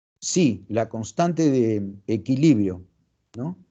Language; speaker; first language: Spanish; native; Spanish